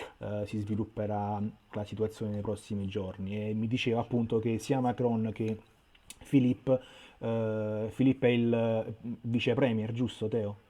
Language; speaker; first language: Italian; native; Italian